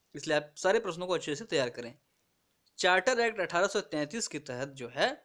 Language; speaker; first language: Hindi; native; Hindi